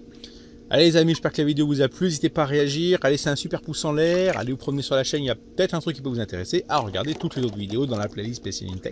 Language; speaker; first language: French; native; French